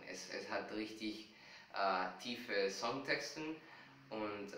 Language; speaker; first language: German; non-native, fluent; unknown